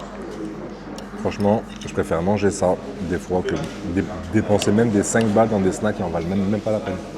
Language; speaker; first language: French; native; French